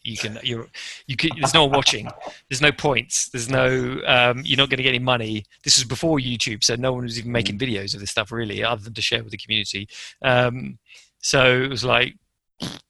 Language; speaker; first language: English; native; English